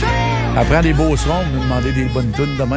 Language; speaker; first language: French; native; French